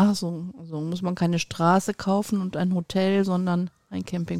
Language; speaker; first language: German; native; German